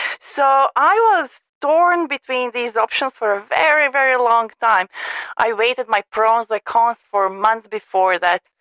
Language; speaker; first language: English; non-native, fluent; Croatian